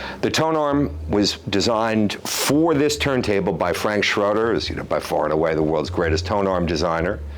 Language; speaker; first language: English; native; English